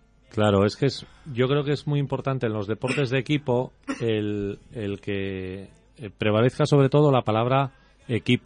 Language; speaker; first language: Spanish; native; Spanish